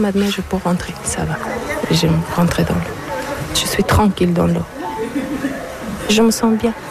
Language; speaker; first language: French; non-native, learner; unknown